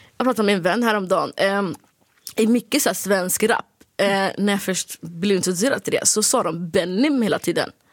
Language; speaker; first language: Swedish; early bilingual, other home language; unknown